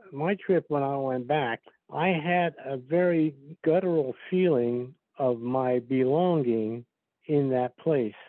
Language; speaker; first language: English; early bilingual, other home language; Slovak